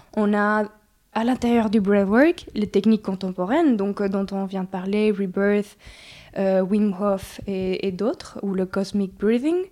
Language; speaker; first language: French; early bilingual, other home language; Spanish